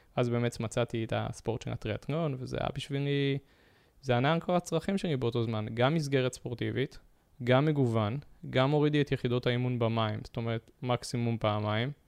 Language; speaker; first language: Hebrew; native; Hebrew